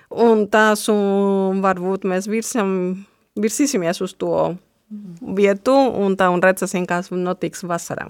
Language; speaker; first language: Latvian; non-native, fluent; Spanish